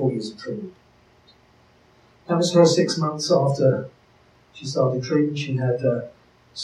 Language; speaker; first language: English; native; English